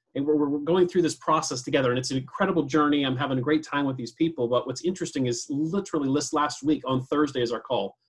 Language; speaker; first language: English; native; English